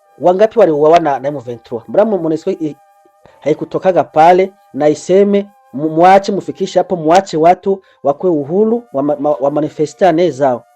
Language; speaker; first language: Swahili; non-native, local second language; Rundi